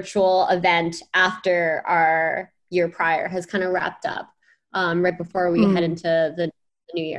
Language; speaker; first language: English; native; English